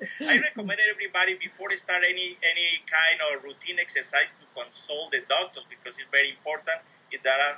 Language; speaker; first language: English; non-native, learner; Spanish